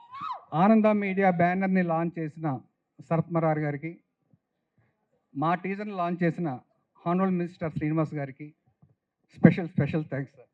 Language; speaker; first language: Telugu; native; Telugu